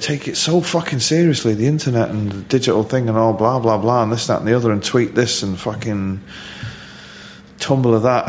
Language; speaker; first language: English; native; English